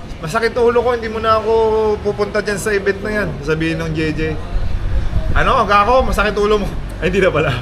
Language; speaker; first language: Filipino; native; Filipino